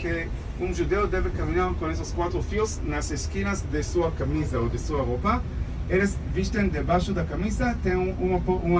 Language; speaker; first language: Portuguese; non-native, fluent; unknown